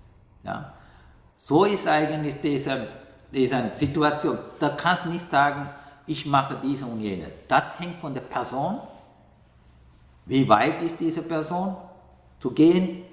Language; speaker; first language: German; non-native, learner; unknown